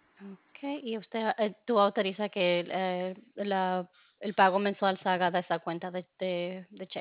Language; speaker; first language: Spanish; early bilingual, other home language; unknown